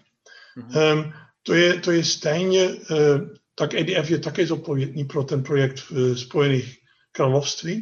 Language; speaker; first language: Czech; non-native, fluent; Dutch